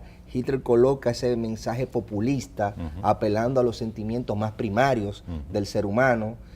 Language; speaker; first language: Spanish; native; Spanish